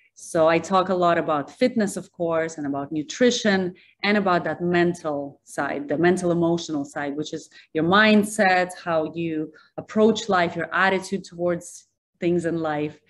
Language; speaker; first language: English; early bilingual, other home language; Russian